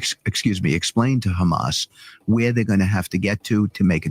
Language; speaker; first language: English; native; English